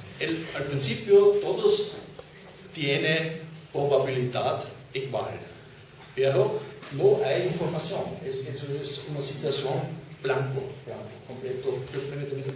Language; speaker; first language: Spanish; non-native, fluent; German